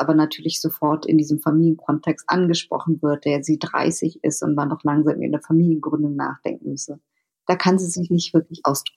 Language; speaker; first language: German; early bilingual, other home language; Vietnamese